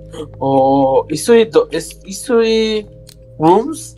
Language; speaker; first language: Portuguese; non-native, learner; Spanish